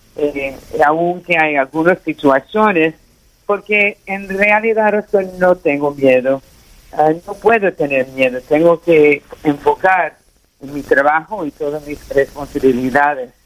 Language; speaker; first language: Spanish; early bilingual, heritage; Spanish